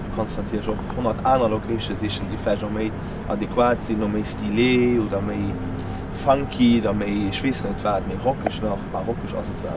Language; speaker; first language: German; non-native, local second language; Luxembourgish